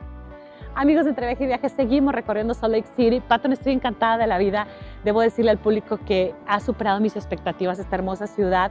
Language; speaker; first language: Spanish; native; Spanish